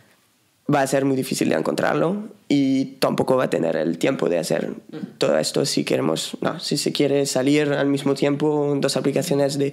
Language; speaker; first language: Spanish; non-native, fluent; French